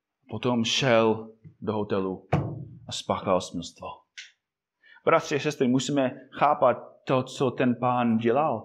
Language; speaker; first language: Czech; non-native, fluent; English